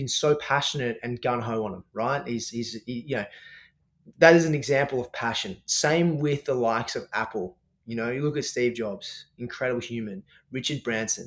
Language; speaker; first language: English; native; English